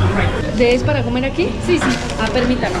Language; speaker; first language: Spanish; non-native, learner; Korean